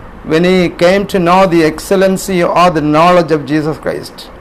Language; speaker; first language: English; non-native, local second language; Malayalam